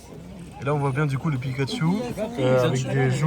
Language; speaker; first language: French; native; French